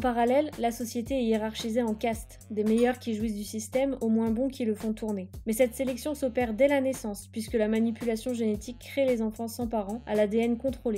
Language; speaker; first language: French; native; French